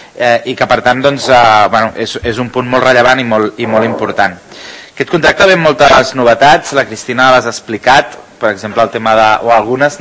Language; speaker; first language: Catalan; native; Catalan